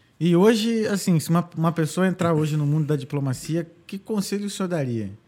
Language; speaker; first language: Portuguese; native; Portuguese